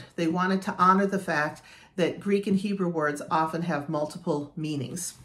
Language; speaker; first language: English; native; English